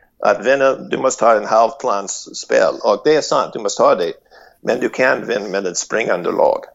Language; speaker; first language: Swedish; non-native, fluent; English